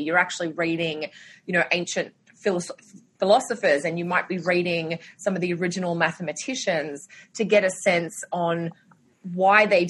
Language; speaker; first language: English; native; English